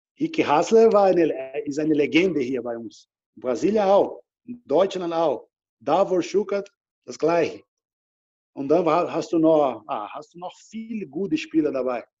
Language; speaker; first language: German; non-native, learner; Portuguese